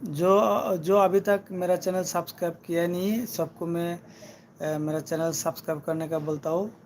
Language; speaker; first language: Hindi; non-native, learner; Bangla